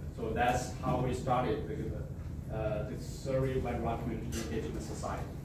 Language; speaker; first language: English; non-native, fluent; Chinese